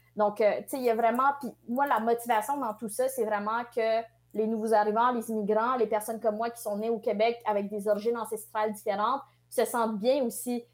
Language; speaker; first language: French; early bilingual, other home language; Tamil